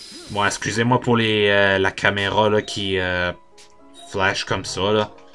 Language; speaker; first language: French; native; French